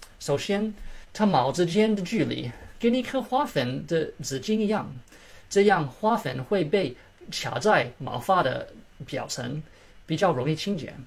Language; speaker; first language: Chinese; early bilingual, heritage; Chinese